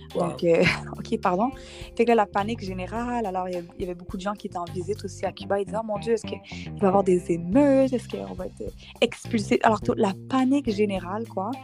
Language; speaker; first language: French; native; French